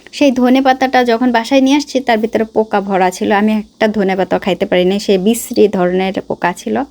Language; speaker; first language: Bangla; native; Bangla